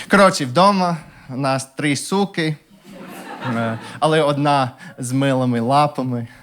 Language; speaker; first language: Ukrainian; non-native, fluent; English